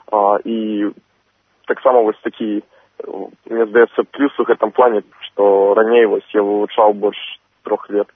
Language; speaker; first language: Belarusian; non-native, local second language; Russian